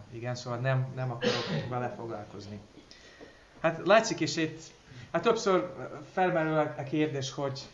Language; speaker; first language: Hungarian; non-native, fluent; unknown